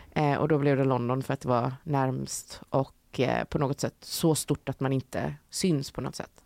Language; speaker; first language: Swedish; native; Swedish